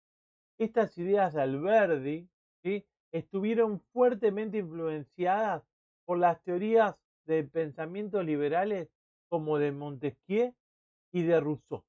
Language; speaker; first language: Spanish; native; Spanish